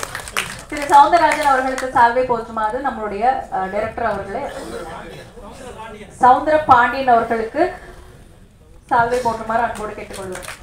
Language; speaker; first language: Tamil; native; Tamil